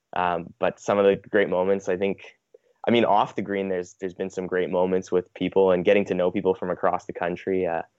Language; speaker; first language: English; native; English